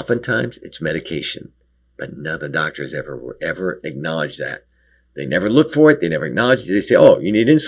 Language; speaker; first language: English; native; English